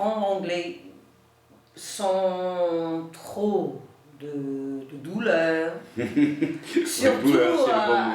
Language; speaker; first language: French; non-native, learner; English